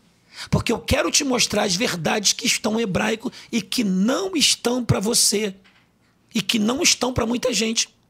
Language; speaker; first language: Portuguese; native; Portuguese